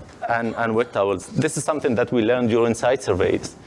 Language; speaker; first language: English; non-native, fluent; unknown